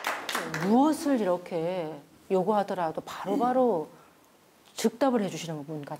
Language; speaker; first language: Korean; native; Korean